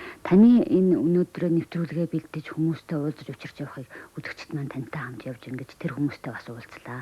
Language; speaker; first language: Mongolian; native; Mongolian